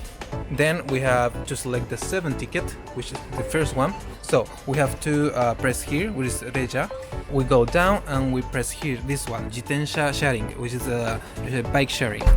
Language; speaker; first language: English; non-native, fluent; Spanish